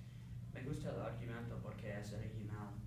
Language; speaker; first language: Spanish; non-native, learner; English